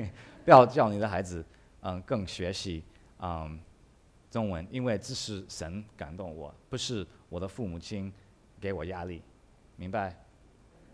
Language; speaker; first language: Chinese; early bilingual, heritage; English